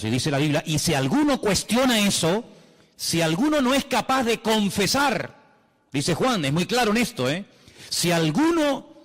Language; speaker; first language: Spanish; native; Spanish